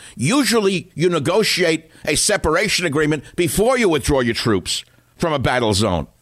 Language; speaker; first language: English; native; English